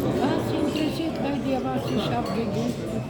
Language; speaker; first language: German; non-native, learner; Russian